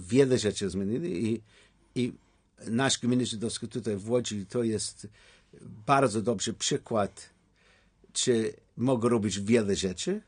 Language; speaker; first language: Polish; non-native, learner; English